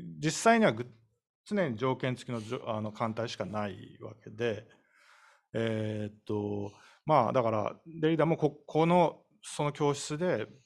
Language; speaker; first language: Japanese; native; Japanese